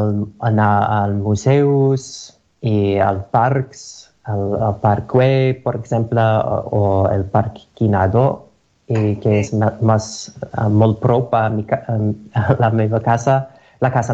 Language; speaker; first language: Catalan; non-native, learner; English